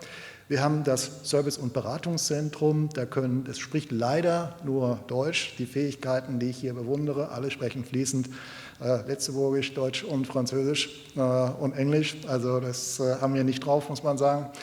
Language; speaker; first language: German; native; German